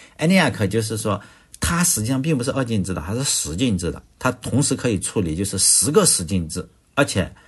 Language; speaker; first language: Chinese; native; Chinese